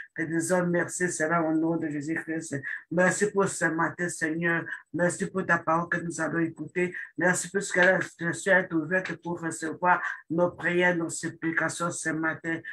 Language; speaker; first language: French; non-native, local second language; Lingala